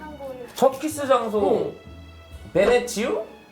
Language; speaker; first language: Korean; native; Korean